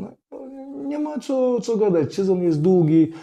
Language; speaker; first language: Polish; non-native, fluent; Russian